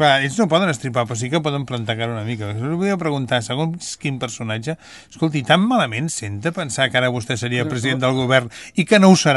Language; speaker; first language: Catalan; native; Catalan